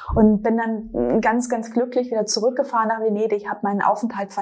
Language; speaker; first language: German; native; German